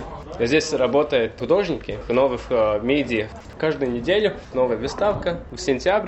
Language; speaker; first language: Russian; non-native, local second language; Latvian